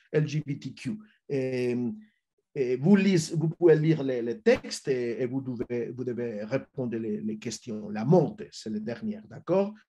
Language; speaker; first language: French; non-native, fluent; Spanish